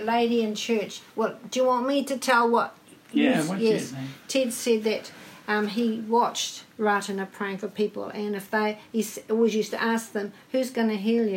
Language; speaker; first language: English; native; English